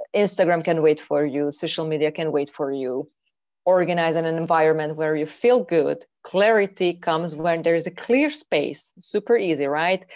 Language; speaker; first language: English; non-native, fluent; Hungarian